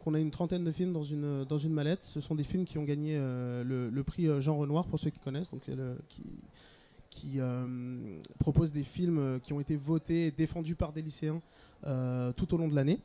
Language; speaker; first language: French; native; French